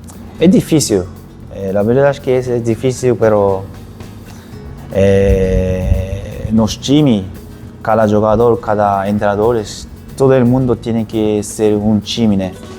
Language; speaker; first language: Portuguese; non-native, learner; Japanese